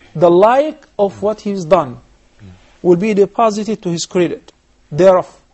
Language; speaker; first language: English; non-native, fluent; Arabic